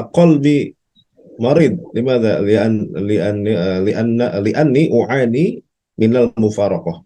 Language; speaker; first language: Arabic; non-native, fluent; Indonesian